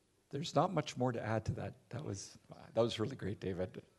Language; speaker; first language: English; native; English